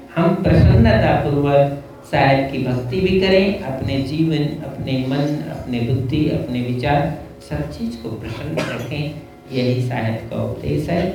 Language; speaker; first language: Hindi; native; Hindi